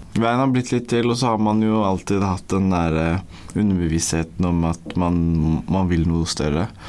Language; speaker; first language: Norwegian; early bilingual, other home language; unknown